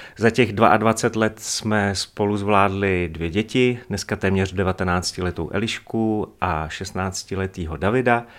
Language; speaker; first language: Czech; native; Czech